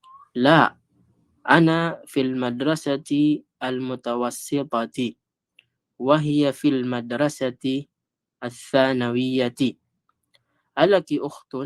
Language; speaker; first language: Arabic; non-native, fluent; Filipino